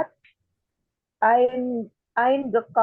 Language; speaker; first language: German; non-native, learner; Indonesian